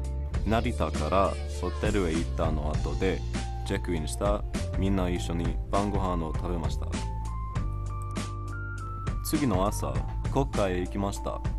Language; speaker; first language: Japanese; non-native, learner; English